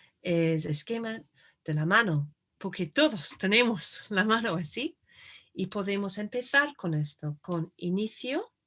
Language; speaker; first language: Spanish; non-native, fluent; English